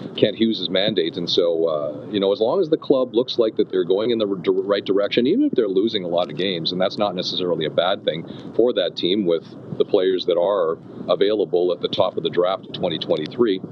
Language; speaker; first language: English; native; English